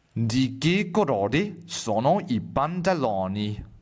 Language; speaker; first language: Italian; non-native, fluent; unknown